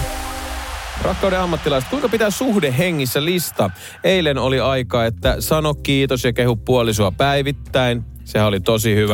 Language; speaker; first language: Finnish; native; Finnish